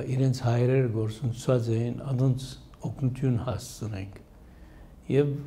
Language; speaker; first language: Armenian; early bilingual, heritage; Armenian